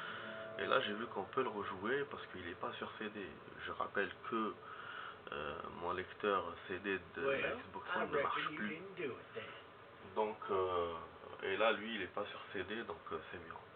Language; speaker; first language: French; native; French